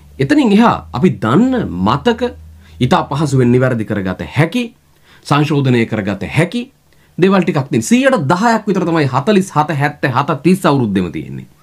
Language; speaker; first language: Sinhala; native; Sinhala